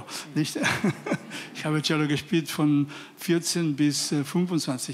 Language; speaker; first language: German; non-native, fluent; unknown